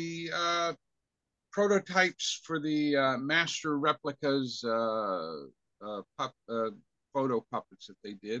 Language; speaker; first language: English; native; English